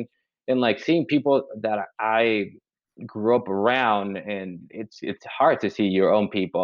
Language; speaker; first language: English; non-native, fluent; Spanish